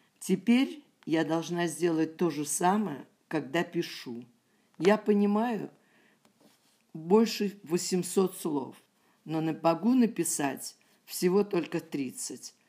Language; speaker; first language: Russian; non-native, learner; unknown